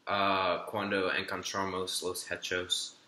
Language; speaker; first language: Spanish; non-native, learner; English